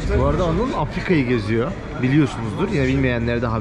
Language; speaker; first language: Turkish; native; Turkish